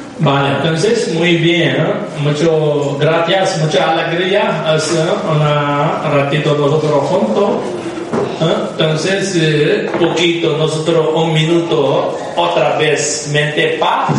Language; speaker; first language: Spanish; non-native, learner; Tibetan